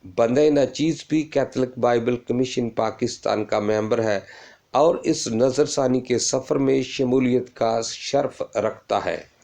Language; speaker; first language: Urdu; non-native, local second language; Punjabi